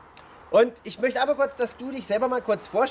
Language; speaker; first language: German; native; German